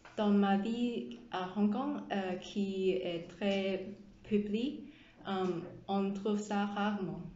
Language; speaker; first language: French; non-native, learner; Cantonese